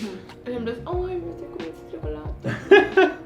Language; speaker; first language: Spanish; native; Spanish